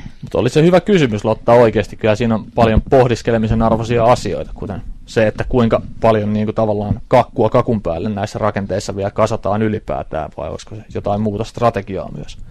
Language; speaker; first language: Finnish; native; Finnish